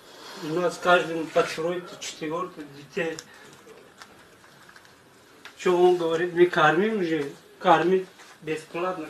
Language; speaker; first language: Russian; non-native, learner; Tajik